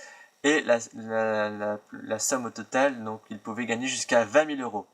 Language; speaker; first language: French; native; French